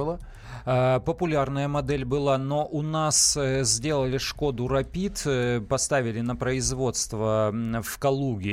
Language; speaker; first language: Russian; native; Russian